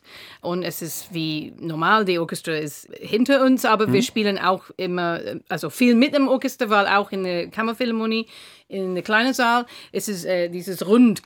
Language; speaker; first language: German; non-native, fluent; English